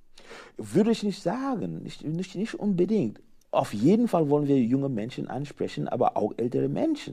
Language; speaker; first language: German; non-native, fluent; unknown